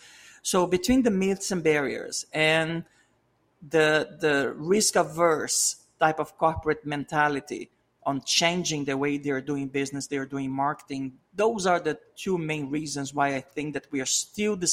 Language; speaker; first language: English; non-native, fluent; Portuguese